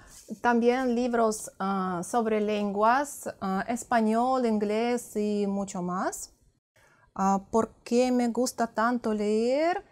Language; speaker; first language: Spanish; non-native, fluent; Russian